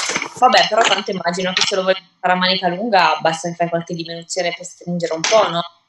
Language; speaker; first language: Italian; native; Italian